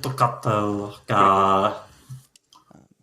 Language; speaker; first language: Japanese; non-native, learner; English